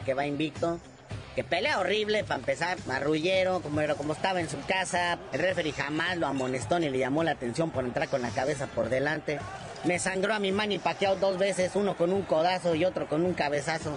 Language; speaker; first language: Spanish; native; Spanish